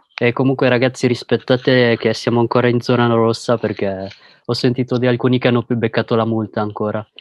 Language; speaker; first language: Italian; early bilingual, other home language; Filipino